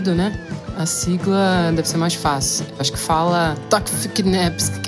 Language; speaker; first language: Portuguese; non-native, fluent; English